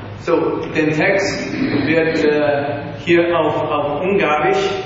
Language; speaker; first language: German; non-native, learner; English